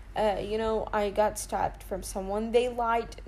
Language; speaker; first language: English; non-native, fluent; Arabic